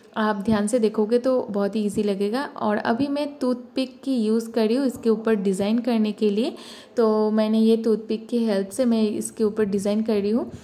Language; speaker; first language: Hindi; non-native, local second language; Bangla